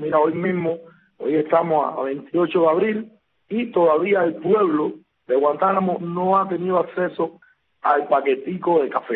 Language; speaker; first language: Spanish; native; Spanish